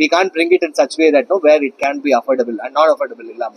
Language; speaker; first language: English; non-native, local second language; Tamil